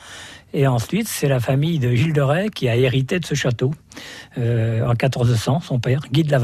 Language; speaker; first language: French; native; French